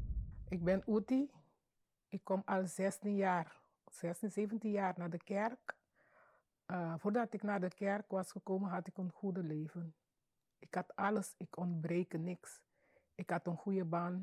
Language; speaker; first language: Dutch; non-native, local second language; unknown